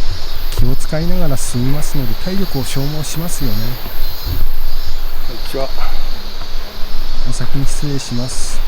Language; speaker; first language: Japanese; native; Japanese